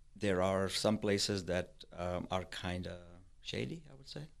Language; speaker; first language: English; non-native, local second language; Urdu